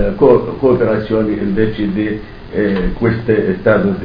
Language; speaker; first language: Italian; non-native, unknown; Arabic